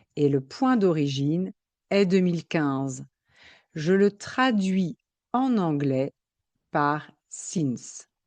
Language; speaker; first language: French; native; French